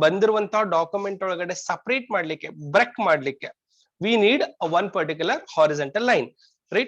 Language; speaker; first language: Kannada; native; Kannada